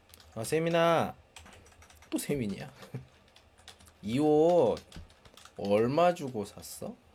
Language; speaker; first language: Korean; native; Korean